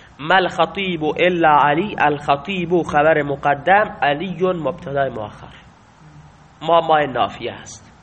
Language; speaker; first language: Persian; non-native, local second language; Baluchi